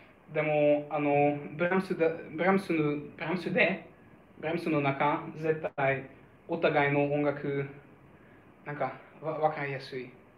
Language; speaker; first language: Japanese; non-native, fluent; Hungarian